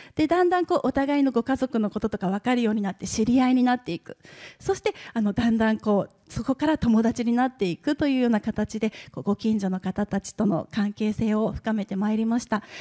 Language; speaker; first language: Japanese; native; Japanese